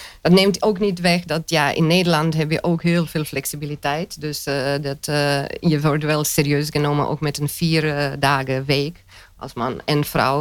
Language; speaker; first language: Dutch; non-native, fluent; Romanian